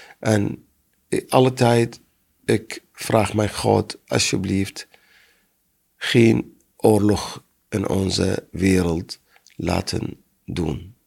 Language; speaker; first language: Dutch; non-native, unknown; Arabic